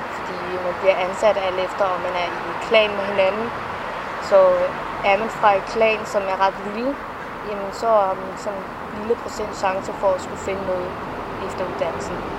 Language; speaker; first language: Danish; early bilingual, other home language; Somali